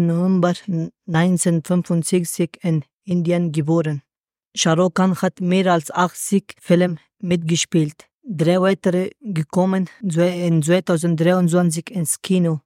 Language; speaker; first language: German; non-native, learner; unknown